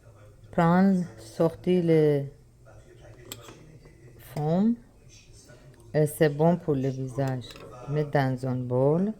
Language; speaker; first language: French; non-native, learner; Persian